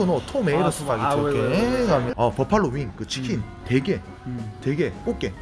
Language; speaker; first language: Korean; native; Korean